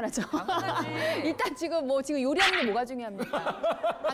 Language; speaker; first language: Korean; native; Korean